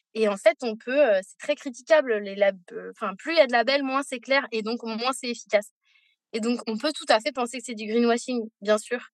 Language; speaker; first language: French; native; French